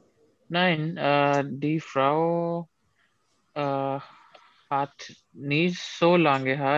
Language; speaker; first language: German; non-native, learner; Urdu